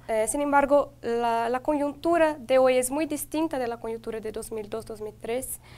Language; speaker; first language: Spanish; non-native, fluent; Portuguese